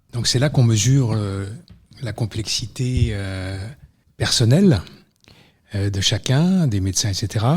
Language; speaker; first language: French; native; French